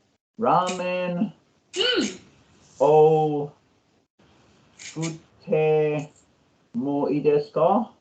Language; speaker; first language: Japanese; non-native, learner; English